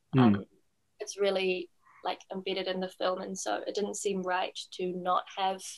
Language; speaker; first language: English; native; English